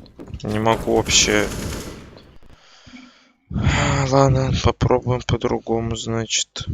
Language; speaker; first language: Russian; native; Russian